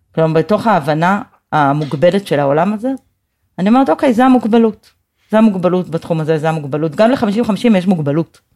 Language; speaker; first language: Hebrew; native; Hebrew